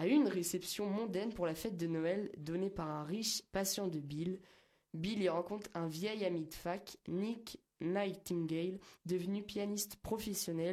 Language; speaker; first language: French; native; French